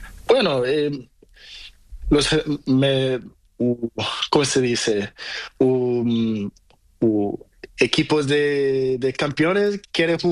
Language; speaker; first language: Spanish; non-native, learner; Portuguese